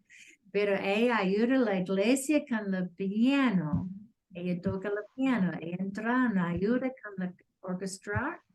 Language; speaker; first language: Spanish; non-native, learner; English